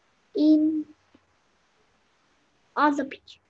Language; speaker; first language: English; non-native, learner; Vietnamese